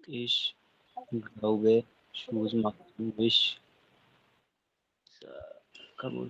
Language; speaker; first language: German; non-native, learner; Hindi